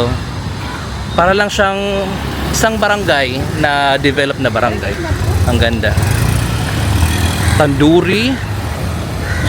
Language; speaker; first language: Filipino; non-native, local second language; Waray